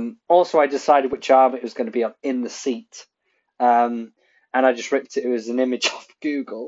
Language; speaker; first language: English; native; English